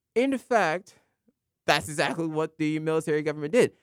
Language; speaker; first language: English; native; English